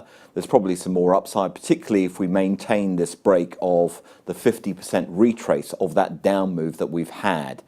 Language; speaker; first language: English; native; English